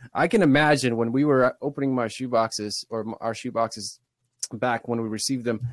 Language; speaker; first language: English; early bilingual, other home language; Russian